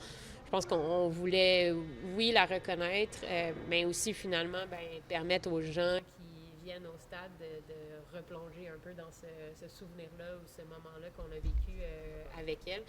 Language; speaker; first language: French; native; French